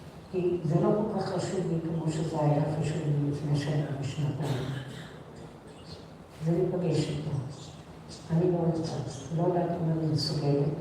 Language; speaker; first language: Hebrew; non-native, fluent; English